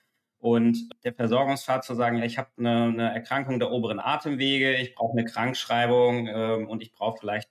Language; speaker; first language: German; native; German